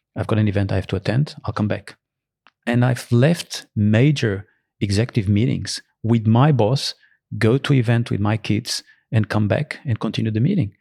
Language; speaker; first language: English; early bilingual, other home language; Portuguese